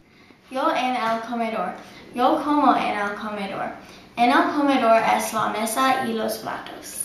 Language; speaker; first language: Spanish; non-native, learner; English